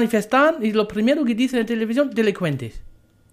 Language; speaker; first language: Spanish; non-native, fluent; German